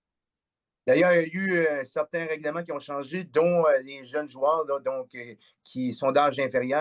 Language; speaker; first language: French; native; French